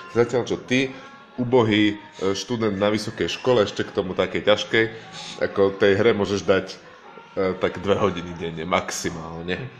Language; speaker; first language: Slovak; native; Slovak